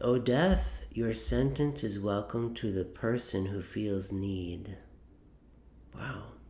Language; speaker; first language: English; native; English